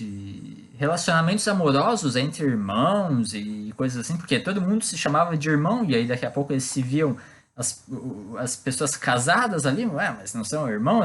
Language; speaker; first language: Portuguese; native; Portuguese